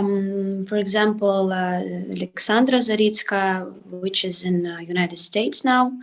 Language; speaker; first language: English; non-native, learner; Ukrainian